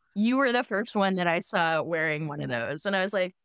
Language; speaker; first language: English; native; English